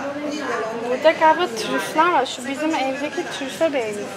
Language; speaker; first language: Turkish; early bilingual, heritage; Turkish